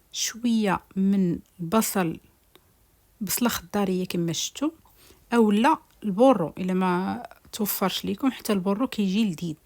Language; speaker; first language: Arabic; native; Arabic